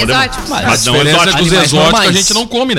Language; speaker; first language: Portuguese; native; Portuguese